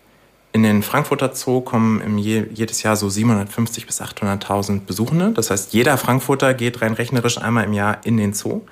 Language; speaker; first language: German; native; German